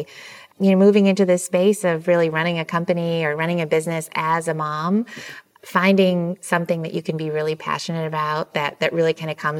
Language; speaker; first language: English; native; English